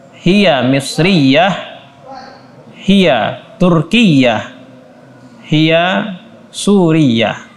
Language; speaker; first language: Arabic; non-native, fluent; Indonesian